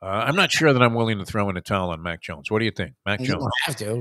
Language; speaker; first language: English; native; English